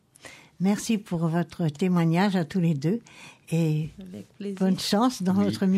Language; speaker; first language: French; native; French